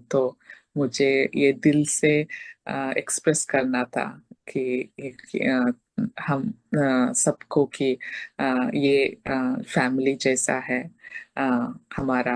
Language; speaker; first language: Hindi; non-native, local second language; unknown